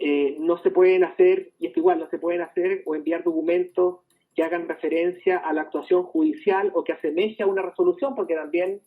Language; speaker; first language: Spanish; native; Spanish